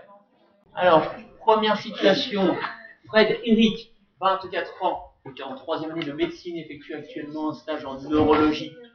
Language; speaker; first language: French; native; French